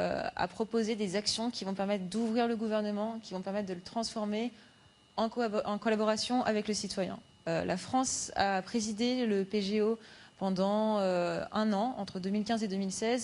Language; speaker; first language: French; native; French